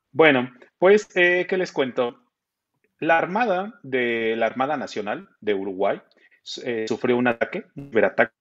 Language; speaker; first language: Spanish; native; Spanish